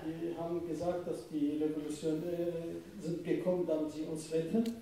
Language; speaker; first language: German; non-native, fluent; Arabic